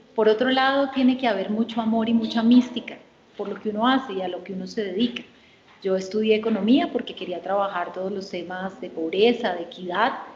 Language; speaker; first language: Spanish; native; Spanish